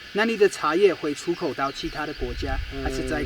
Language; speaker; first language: Chinese; non-native, fluent; English